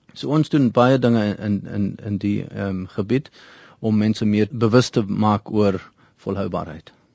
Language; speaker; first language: Afrikaans; non-native, local second language; English